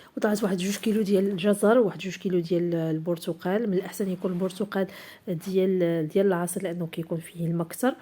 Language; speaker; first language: Arabic; native; Arabic